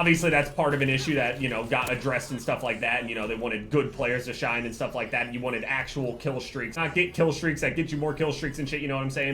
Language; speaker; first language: English; native; English